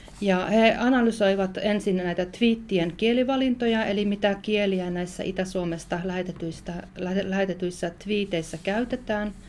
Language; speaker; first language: Finnish; native; Finnish